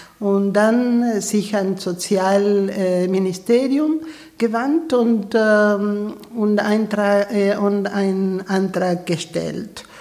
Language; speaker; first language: German; non-native, fluent; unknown